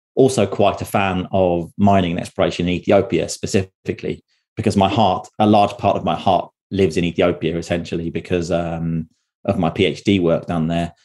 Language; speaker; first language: English; native; English